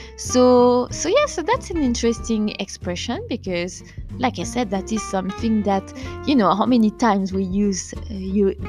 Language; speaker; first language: English; non-native, fluent; French